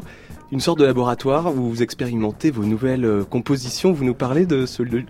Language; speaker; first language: French; native; French